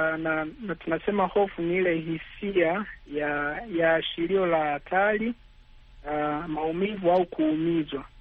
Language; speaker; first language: Swahili; native; Swahili